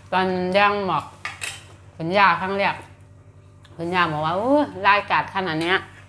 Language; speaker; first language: Thai; native; Thai